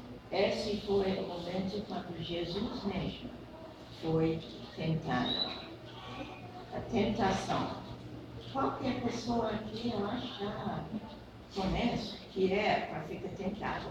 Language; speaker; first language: Portuguese; non-native, fluent; English